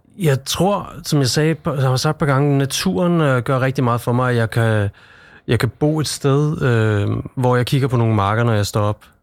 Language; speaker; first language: Danish; native; Danish